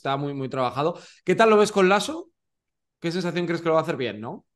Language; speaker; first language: Spanish; native; Spanish